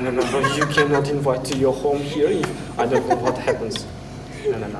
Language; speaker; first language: English; non-native, fluent; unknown